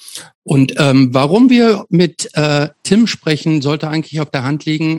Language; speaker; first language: German; native; German